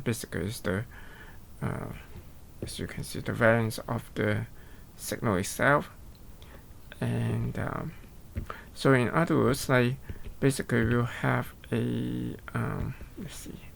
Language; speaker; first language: English; non-native, fluent; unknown